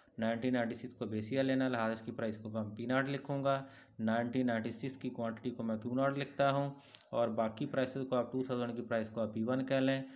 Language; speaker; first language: Urdu; non-native, local second language; Punjabi